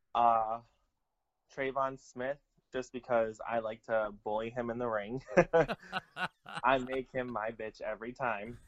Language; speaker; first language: English; native; English